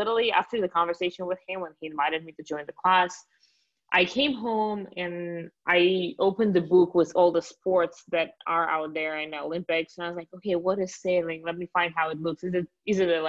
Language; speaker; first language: English; non-native, fluent; Russian